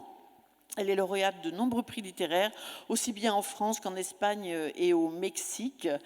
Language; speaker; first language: French; native; French